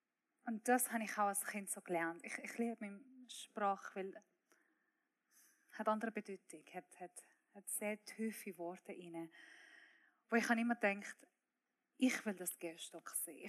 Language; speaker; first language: German; non-native, fluent; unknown